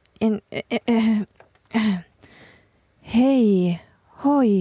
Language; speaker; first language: Swedish; non-native, learner; Finnish